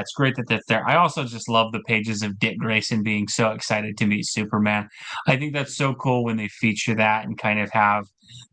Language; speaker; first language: English; native; English